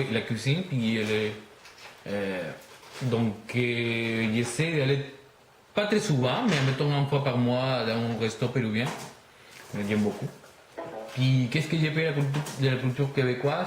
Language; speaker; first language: French; non-native, learner; Spanish